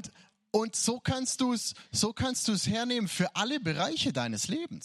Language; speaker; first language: German; native; German